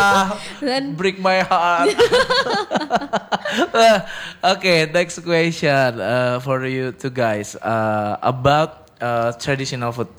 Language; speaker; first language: English; non-native, learner; Indonesian